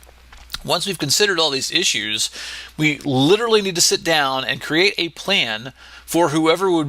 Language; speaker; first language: English; native; English